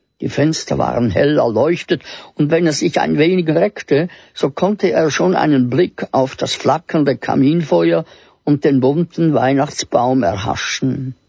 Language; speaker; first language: German; native; German